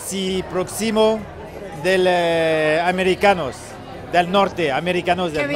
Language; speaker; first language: Spanish; non-native, learner; French